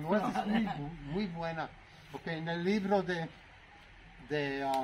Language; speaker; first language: Spanish; non-native, fluent; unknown